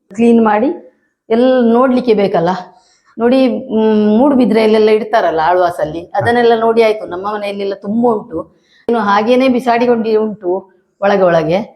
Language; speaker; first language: Kannada; non-native, local second language; Tulu